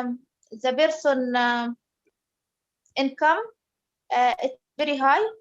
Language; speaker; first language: English; non-native, learner; Arabic